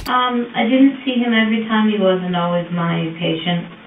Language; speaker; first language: English; native; English